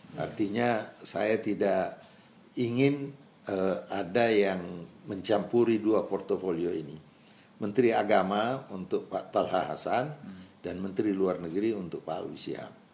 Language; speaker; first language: Indonesian; native; Indonesian